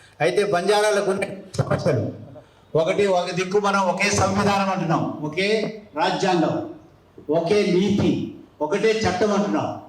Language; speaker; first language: Telugu; non-native, local second language; Lambadi